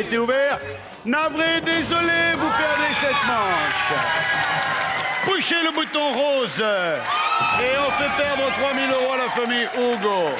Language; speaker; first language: French; native; French